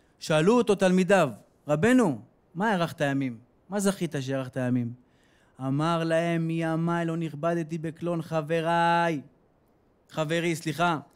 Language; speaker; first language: Hebrew; native; Hebrew